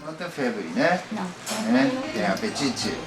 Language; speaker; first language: Portuguese; non-native, learner; Japanese